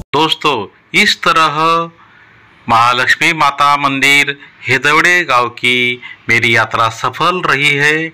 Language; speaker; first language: Hindi; non-native, local second language; Marathi